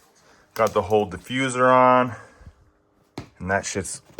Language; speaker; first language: English; native; English